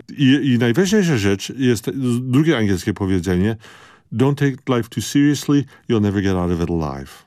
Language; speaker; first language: Polish; early bilingual, other home language; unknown